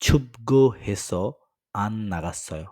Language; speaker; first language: Korean; non-native, fluent; Bangla